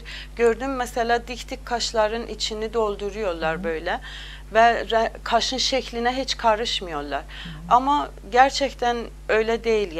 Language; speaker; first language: Turkish; non-native, learner; Azerbaijani